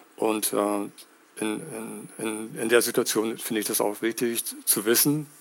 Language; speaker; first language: German; native; German